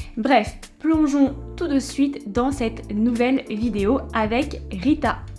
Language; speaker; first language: French; native; French